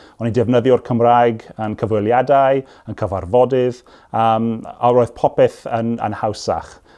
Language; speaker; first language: Welsh; non-native, local second language; English